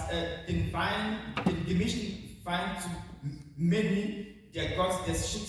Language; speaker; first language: German; non-native, fluent; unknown